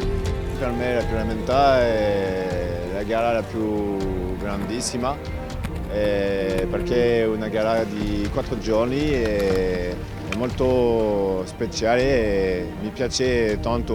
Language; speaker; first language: Italian; non-native, learner; French